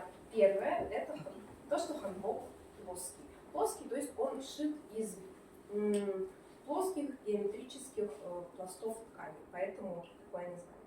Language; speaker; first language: Russian; native; Russian